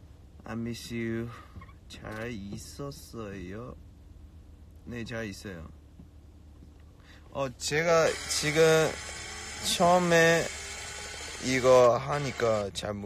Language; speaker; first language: Korean; non-native, fluent; Chinese